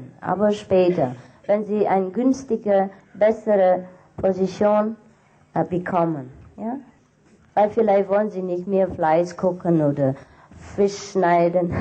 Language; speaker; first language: German; non-native, fluent; Vietnamese